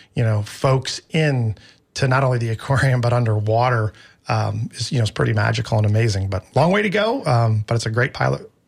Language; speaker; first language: English; native; English